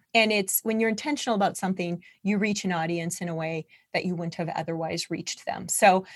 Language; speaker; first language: English; native; English